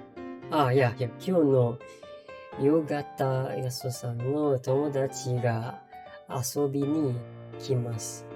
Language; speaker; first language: Japanese; non-native, learner; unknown